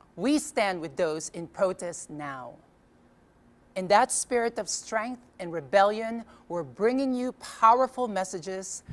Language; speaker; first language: English; non-native, local second language; Filipino